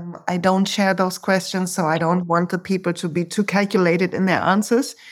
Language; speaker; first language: English; non-native, fluent; German